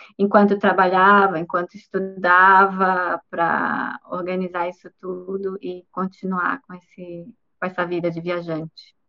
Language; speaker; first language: Portuguese; native; Portuguese